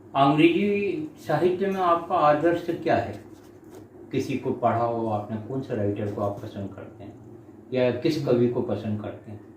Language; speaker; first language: Hindi; native; Hindi